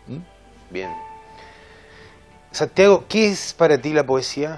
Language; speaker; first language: Spanish; native; Spanish